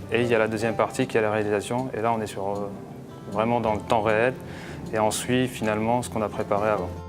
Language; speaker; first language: French; non-native, local second language; Arabic